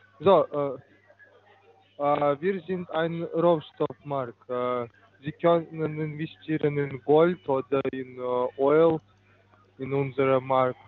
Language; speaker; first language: German; non-native, learner; Russian